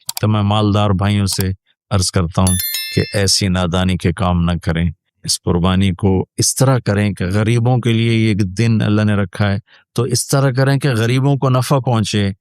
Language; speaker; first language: Urdu; non-native, local second language; Punjabi